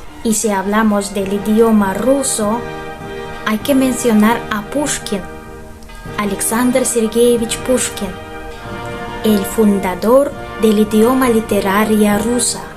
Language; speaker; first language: Spanish; non-native, fluent; Russian